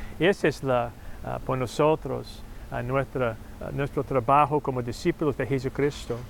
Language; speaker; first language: Spanish; non-native, fluent; English